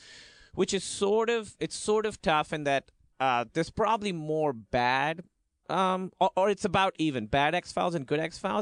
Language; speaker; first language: English; non-native, local second language; Urdu